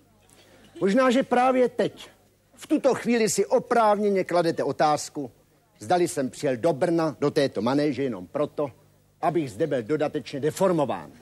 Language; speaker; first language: Czech; native; Czech